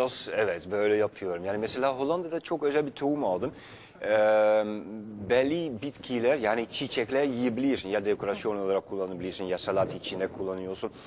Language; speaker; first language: Turkish; non-native, fluent; Dutch